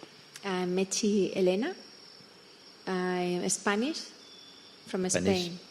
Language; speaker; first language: English; non-native, fluent; Spanish